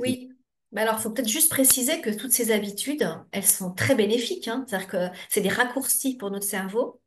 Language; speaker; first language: French; native; French